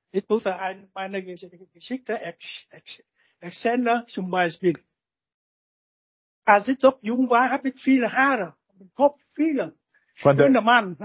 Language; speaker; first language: German; non-native, learner; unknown